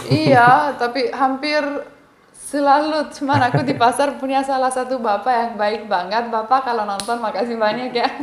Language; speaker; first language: Indonesian; non-native, fluent; Romanian